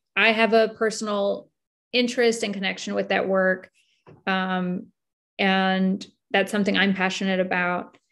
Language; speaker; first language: English; native; English